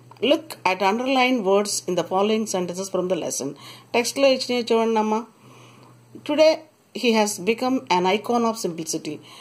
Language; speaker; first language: English; non-native, local second language; Telugu